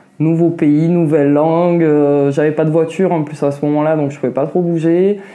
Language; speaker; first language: French; native; French